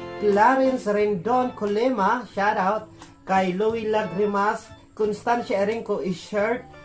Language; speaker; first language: Filipino; non-native, local second language; Waray